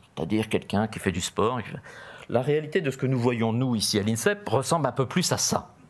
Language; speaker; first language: French; native; French